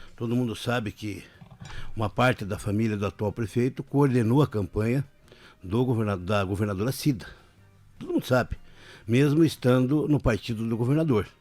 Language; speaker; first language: Portuguese; native; Portuguese